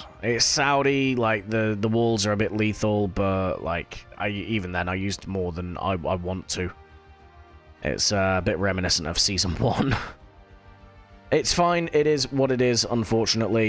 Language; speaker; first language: English; native; English